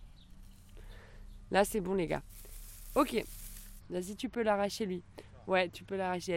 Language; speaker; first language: French; native; French